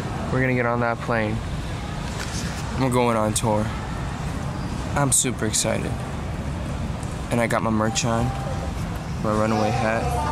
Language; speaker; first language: English; early bilingual, other home language; Korean